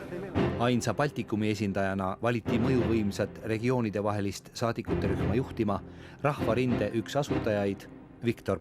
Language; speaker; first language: Estonian; native; Estonian